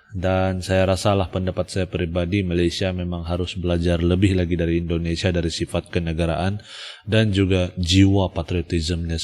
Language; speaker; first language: Malay; native; Malay